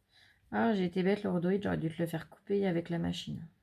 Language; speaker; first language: French; native; French